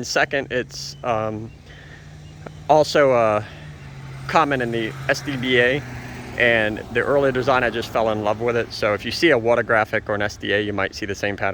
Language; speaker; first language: English; native; English